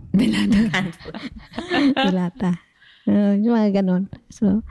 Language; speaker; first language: English; non-native, local second language; Hiligaynon